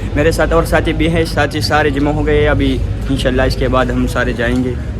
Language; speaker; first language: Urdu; non-native, local second language; Pashto